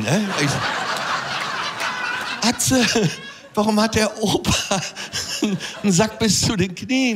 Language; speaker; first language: German; native; German